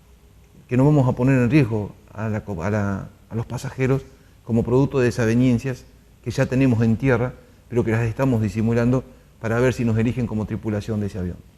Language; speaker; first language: Spanish; native; Spanish